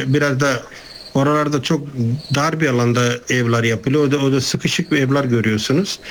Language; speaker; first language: Turkish; non-native, fluent; Nepali